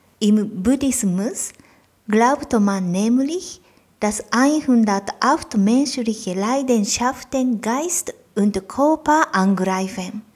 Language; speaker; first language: German; non-native, fluent; Japanese